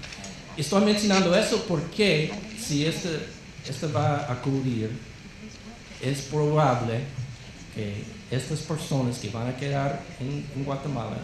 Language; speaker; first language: Spanish; non-native, fluent; English